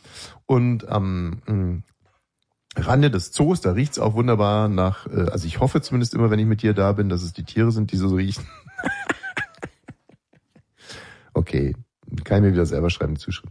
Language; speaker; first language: German; native; German